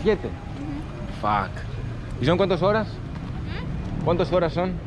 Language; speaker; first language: Spanish; non-native, learner; Greek